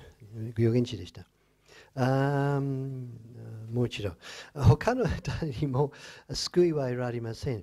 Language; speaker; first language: Japanese; non-native, fluent; English